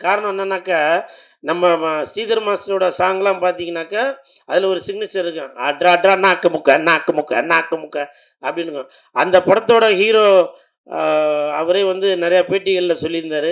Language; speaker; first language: Tamil; native; Tamil